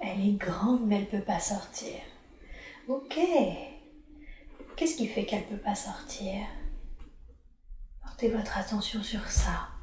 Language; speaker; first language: French; native; French